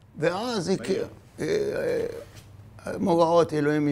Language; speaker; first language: Hebrew; non-native, fluent; Arabic